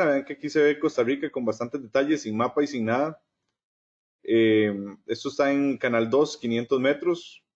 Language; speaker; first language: Spanish; native; Spanish